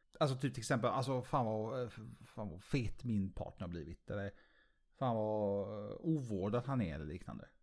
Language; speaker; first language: Swedish; native; Swedish